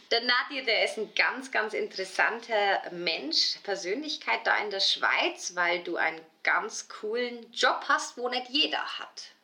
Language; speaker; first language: German; native; German